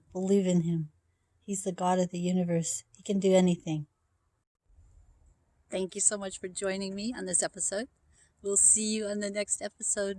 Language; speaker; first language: English; native; English